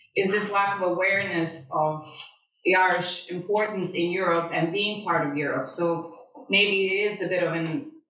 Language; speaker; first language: English; non-native, fluent; Serbian